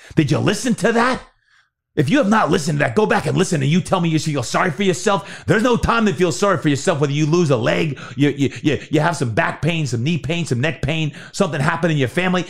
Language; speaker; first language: English; native; English